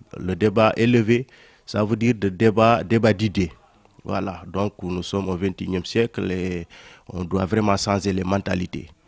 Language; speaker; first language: French; non-native, local second language; Wolof